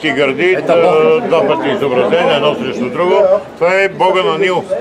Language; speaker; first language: Russian; non-native, learner; Bulgarian